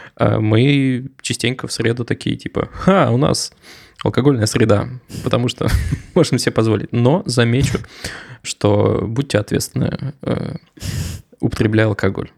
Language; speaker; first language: Russian; native; Russian